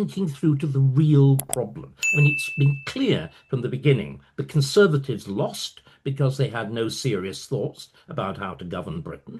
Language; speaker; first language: English; native; English